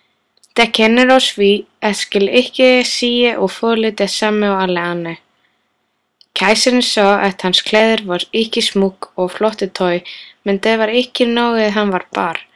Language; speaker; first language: Danish; non-native, learner; Icelandic